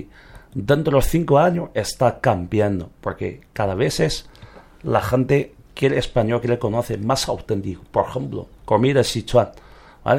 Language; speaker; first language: Spanish; non-native, learner; Chinese